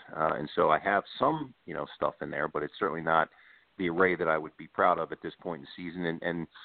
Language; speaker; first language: English; native; English